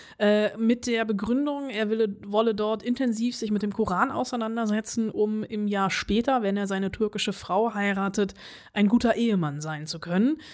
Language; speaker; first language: German; native; German